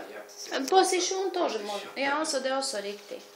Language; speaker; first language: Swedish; non-native, fluent; Russian